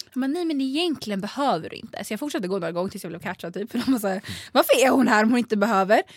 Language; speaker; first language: Swedish; early bilingual, other home language; Tigrinya